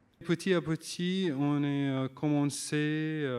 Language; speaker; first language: French; non-native, fluent; Arabic